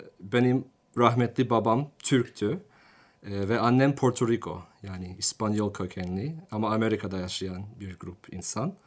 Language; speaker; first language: Turkish; non-native, fluent; English